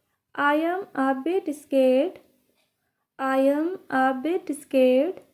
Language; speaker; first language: English; non-native, local second language; Hindi